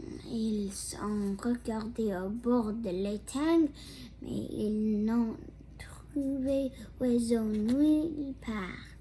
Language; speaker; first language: French; non-native, local second language; English